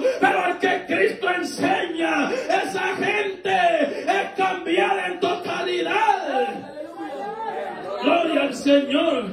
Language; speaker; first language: Spanish; native; Spanish